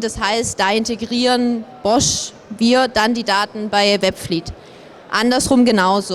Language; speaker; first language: German; native; German